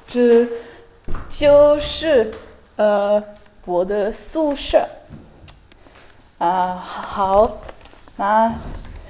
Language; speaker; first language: Chinese; non-native, fluent; Dutch